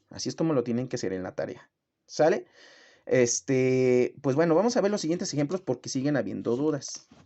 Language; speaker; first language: Spanish; native; Spanish